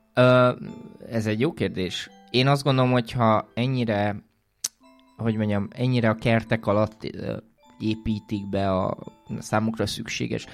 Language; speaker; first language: Hungarian; native; Hungarian